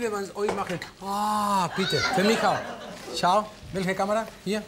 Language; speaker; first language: German; non-native, fluent; Spanish